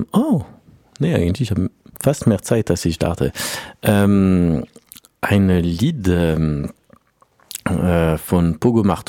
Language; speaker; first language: German; non-native, learner; French